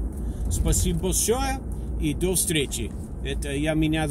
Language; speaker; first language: Russian; non-native, learner; English